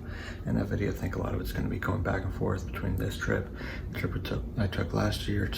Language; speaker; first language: English; native; English